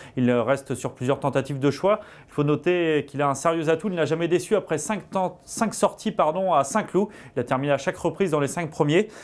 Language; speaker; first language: French; native; French